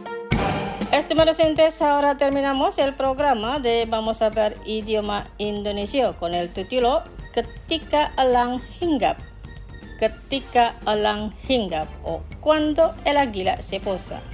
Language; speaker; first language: Spanish; non-native, fluent; Indonesian